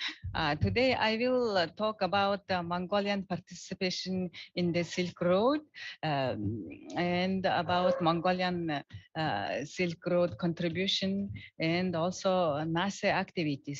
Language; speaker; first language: English; non-native, learner; Mongolian